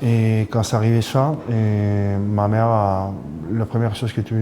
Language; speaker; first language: French; non-native, fluent; Spanish